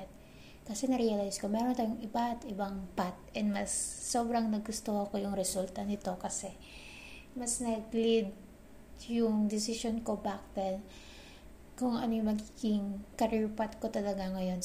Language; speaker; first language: English; non-native, local second language; Filipino